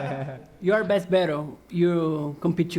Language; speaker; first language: English; non-native, learner; Portuguese